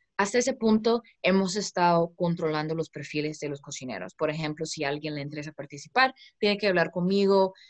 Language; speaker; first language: Spanish; non-native, fluent; English